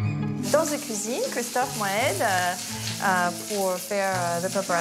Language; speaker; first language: French; non-native, fluent; English